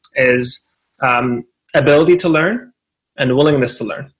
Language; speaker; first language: English; non-native, fluent; Arabic